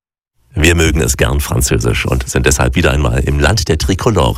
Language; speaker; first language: German; native; German